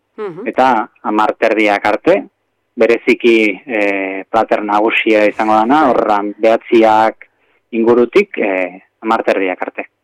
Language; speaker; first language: Basque; native; Basque